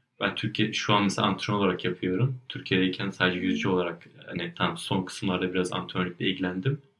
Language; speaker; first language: Turkish; native; Turkish